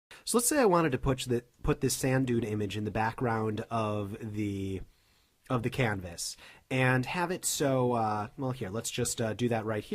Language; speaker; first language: English; native; English